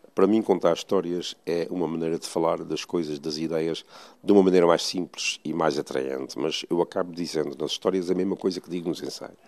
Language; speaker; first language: Portuguese; native; Portuguese